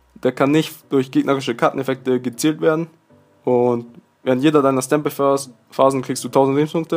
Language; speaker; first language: German; native; German